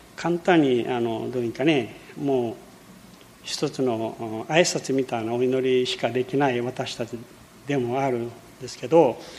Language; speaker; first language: Japanese; early bilingual, heritage; Portuguese